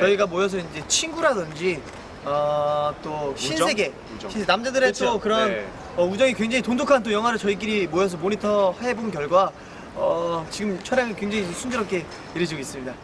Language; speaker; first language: Korean; native; Korean